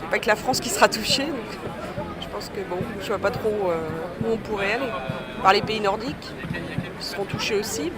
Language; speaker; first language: French; native; French